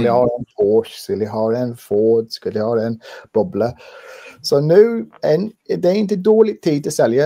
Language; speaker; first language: Swedish; non-native, fluent; English